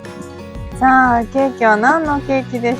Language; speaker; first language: Japanese; native; Japanese